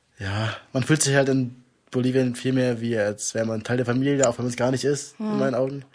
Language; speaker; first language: German; native; German